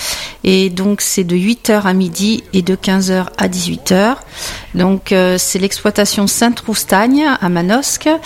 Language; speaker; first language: French; native; French